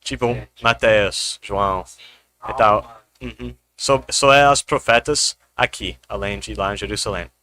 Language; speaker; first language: Portuguese; non-native, fluent; English